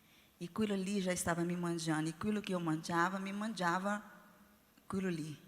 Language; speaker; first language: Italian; non-native, learner; Portuguese